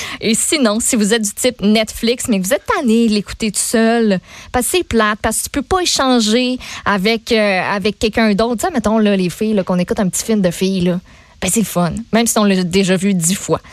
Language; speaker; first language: French; native; French